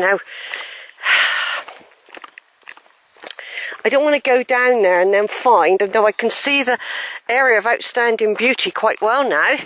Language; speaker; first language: English; native; English